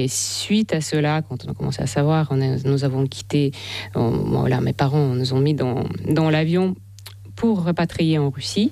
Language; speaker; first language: French; non-native, fluent; Russian